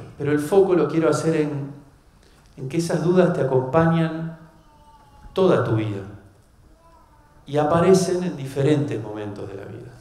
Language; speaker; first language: Spanish; native; Spanish